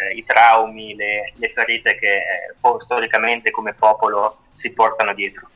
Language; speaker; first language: Italian; native; Italian